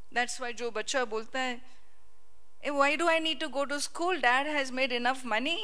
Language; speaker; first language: English; non-native, local second language; Hindi